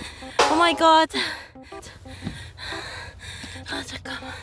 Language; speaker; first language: Korean; non-native, learner; Cantonese